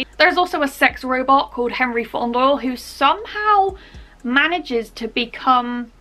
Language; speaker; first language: English; native; English